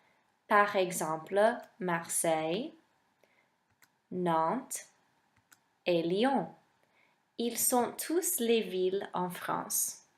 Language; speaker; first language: French; non-native, fluent; English